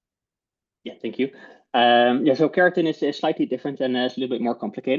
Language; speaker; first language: English; non-native, fluent; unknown